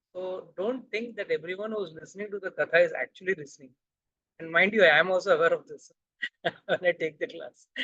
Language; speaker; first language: English; non-native, local second language; Hindi